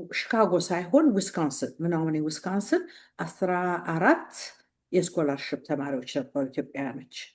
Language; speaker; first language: Amharic; native; Amharic